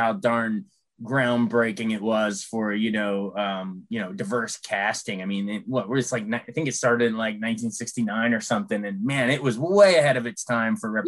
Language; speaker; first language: English; native; English